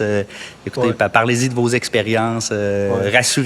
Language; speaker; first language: French; native; French